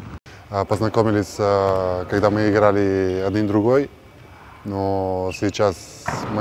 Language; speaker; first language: Russian; non-native, learner; Bulgarian